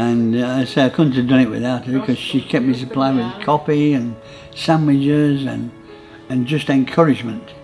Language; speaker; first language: English; native; English